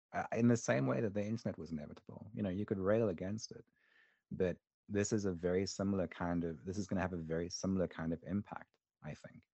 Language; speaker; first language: English; native; English